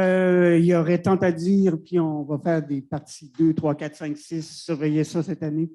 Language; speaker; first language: French; native; French